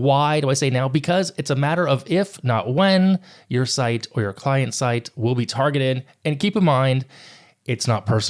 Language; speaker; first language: English; native; English